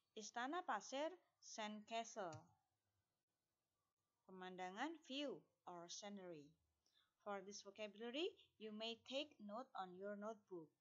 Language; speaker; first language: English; non-native, fluent; Indonesian